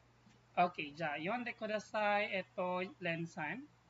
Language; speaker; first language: Japanese; non-native, fluent; Filipino